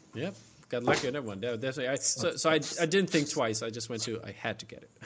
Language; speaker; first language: English; non-native, fluent; German